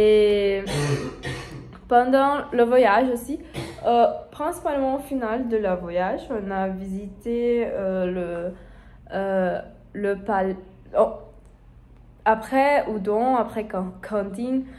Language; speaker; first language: French; non-native, learner; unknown